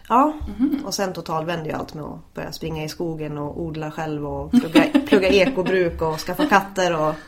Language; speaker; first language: Swedish; native; Swedish